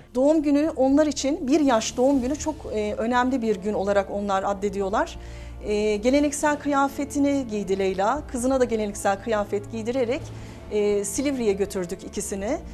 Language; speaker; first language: Turkish; native; Turkish